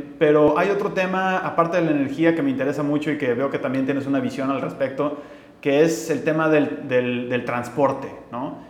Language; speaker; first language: Spanish; native; Spanish